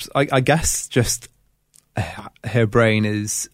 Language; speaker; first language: English; native; English